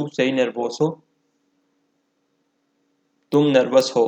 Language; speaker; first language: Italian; non-native, fluent; Urdu